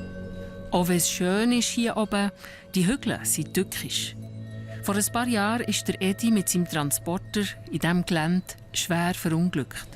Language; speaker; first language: German; native; German